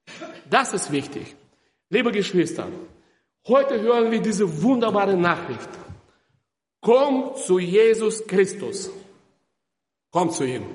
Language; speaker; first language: German; non-native, fluent; Russian